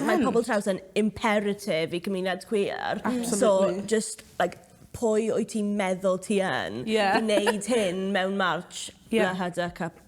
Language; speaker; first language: Welsh; non-native, local second language; English